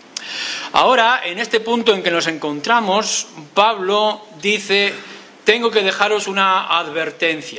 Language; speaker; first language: Spanish; native; Spanish